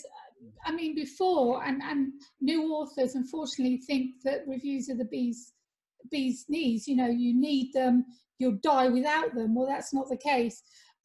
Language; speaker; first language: English; native; English